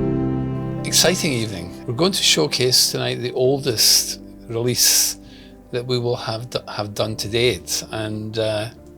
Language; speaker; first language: English; native; English